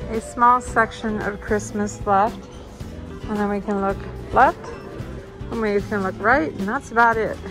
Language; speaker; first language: English; native; English